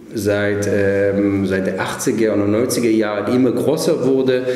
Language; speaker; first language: German; non-native, fluent; Hebrew